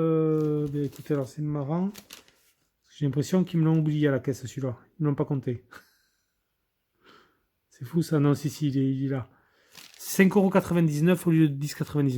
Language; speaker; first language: French; native; French